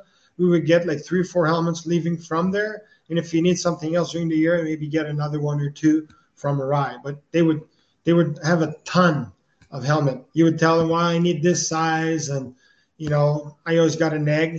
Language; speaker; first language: English; non-native, fluent; French